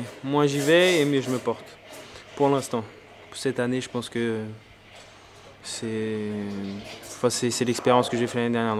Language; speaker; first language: French; native; French